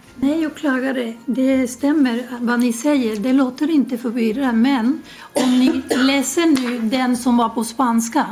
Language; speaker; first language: Swedish; non-native, learner; Spanish